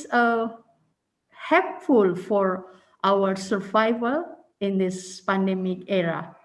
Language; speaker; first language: English; non-native, learner; Indonesian